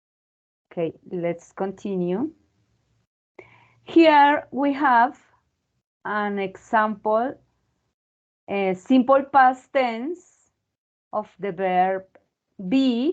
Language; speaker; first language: English; non-native, learner; Spanish